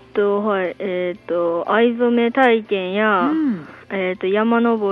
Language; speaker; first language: Japanese; native; Japanese